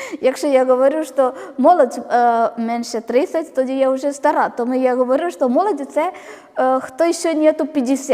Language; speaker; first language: Ukrainian; non-native, learner; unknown